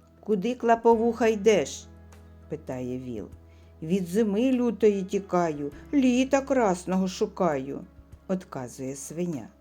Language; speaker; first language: Ukrainian; native; Ukrainian